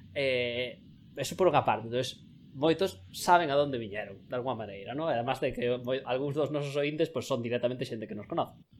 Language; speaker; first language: Galician; non-native, local second language; Spanish